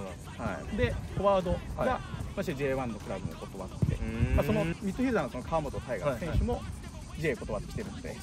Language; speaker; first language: Japanese; native; Japanese